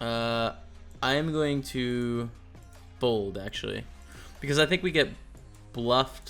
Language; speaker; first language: English; native; English